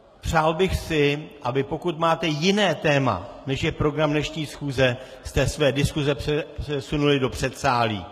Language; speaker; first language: Czech; native; Czech